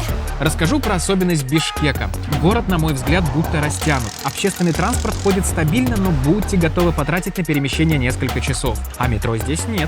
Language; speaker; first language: Russian; native; Russian